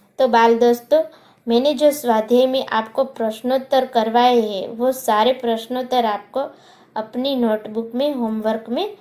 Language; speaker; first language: Hindi; non-native, local second language; Gujarati